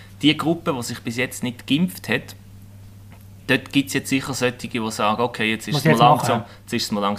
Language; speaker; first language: German; native; German